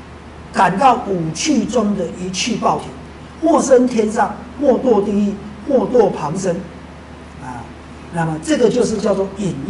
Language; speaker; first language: Chinese; native; Chinese